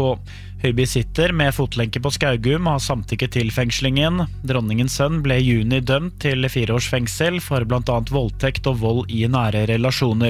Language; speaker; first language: Norwegian; native; Norwegian